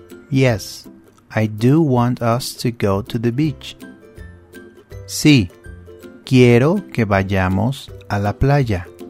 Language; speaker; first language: English; non-native, fluent; Spanish